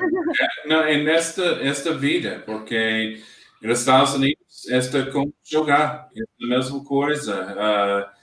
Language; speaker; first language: Portuguese; non-native, learner; English